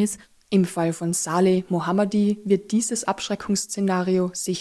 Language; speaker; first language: German; native; German